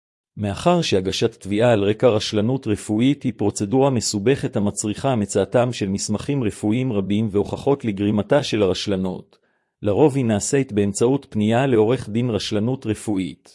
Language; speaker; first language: Hebrew; native; Hebrew